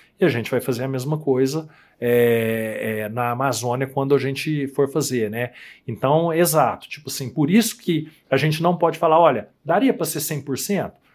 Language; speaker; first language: Portuguese; native; Portuguese